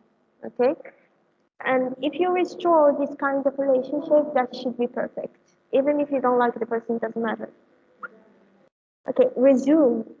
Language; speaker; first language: English; non-native, fluent; Arabic